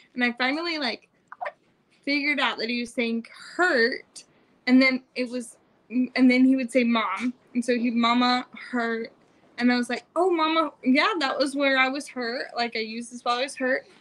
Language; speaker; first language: English; native; English